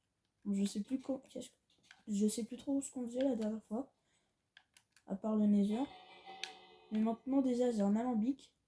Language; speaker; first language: French; native; French